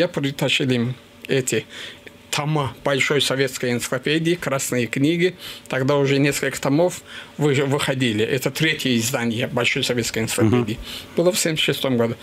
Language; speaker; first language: Russian; non-native, local second language; Azerbaijani